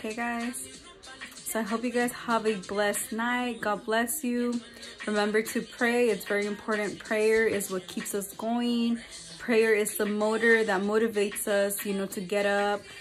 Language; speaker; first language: English; early bilingual, other home language; Spanish